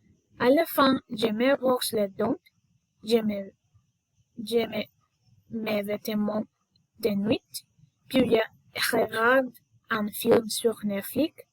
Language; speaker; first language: French; non-native, learner; Spanish